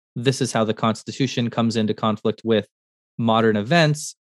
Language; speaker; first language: English; native; English